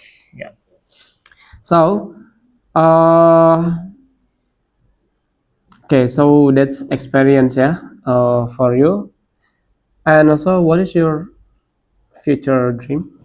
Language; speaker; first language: English; non-native, learner; Indonesian